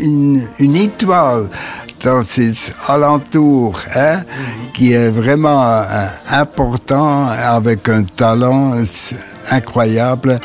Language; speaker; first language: French; non-native, local second language; German